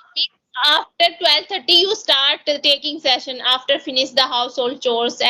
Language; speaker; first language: English; non-native, local second language; Hindi